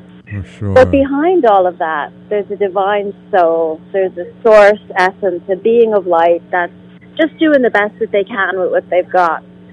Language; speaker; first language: English; native; English